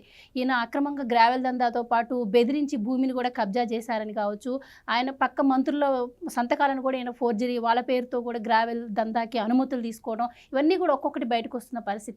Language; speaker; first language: Telugu; native; Telugu